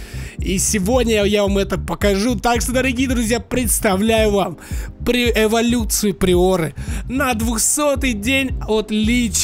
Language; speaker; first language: Russian; native; Russian